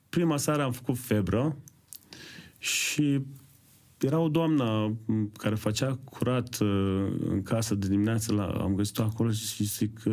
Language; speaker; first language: Romanian; early bilingual, other home language; Persian